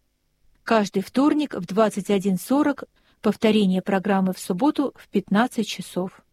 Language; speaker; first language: Russian; native; Russian